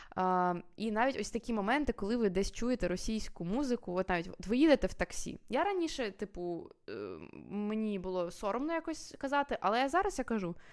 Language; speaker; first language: Ukrainian; native; Ukrainian